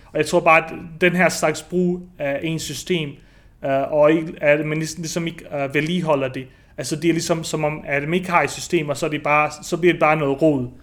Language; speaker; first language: Danish; early bilingual, other home language; Bosnian